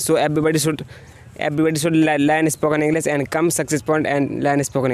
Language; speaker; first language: English; non-native, learner; Hindi